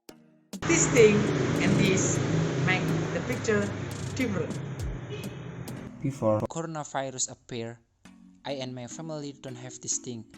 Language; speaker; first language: English; non-native, learner; Indonesian